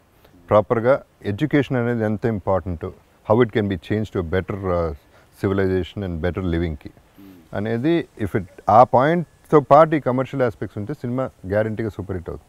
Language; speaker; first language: Telugu; native; Telugu